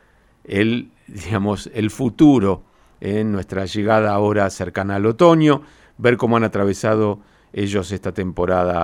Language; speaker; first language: Spanish; native; Spanish